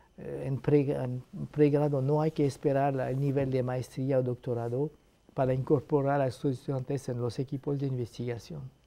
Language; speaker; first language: Spanish; non-native, fluent; Arabic